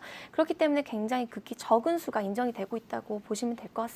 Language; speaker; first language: Korean; native; Korean